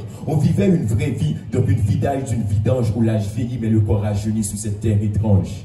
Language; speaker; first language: French; non-native, local second language; Haitian Creole